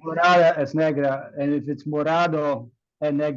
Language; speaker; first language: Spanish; non-native, learner; English